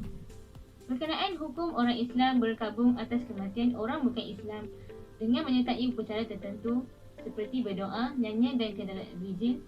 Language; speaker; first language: Malay; native; Malay